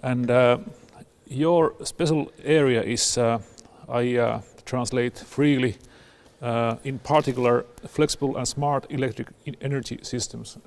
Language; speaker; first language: English; non-native, fluent; Finnish